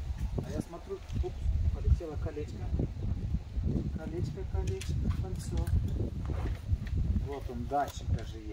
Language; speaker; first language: Russian; native; Russian